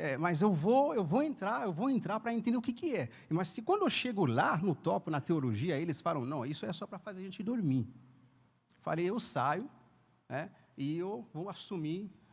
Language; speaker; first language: Portuguese; non-native, fluent; Haitian Creole